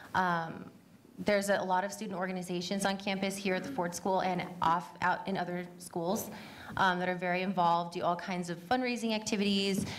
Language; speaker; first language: English; native; English